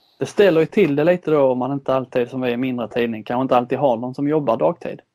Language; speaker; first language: Swedish; native; Swedish